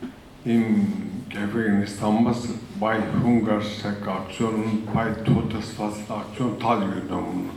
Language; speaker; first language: German; non-native, fluent; Turkish